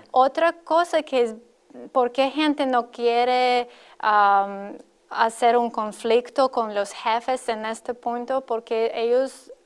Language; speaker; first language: Spanish; non-native, learner; Latvian